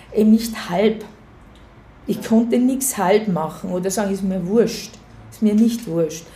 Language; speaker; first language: German; native; German